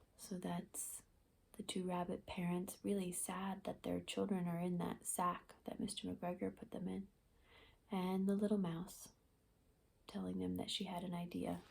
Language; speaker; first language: English; native; English